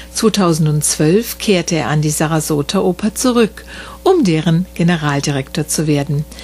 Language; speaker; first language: German; native; German